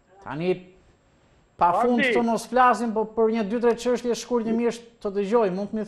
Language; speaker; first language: Albanian; native; Albanian